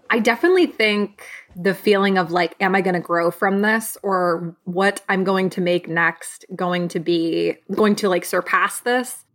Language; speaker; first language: English; native; English